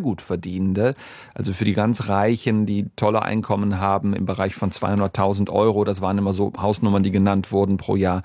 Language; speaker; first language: German; native; German